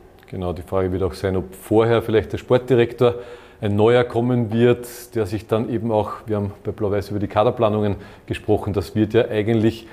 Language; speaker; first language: German; native; German